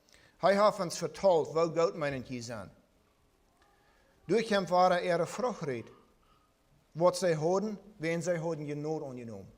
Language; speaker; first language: German; non-native, learner; Plautdietsch